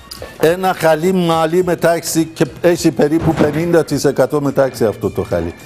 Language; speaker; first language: Greek; non-native, fluent; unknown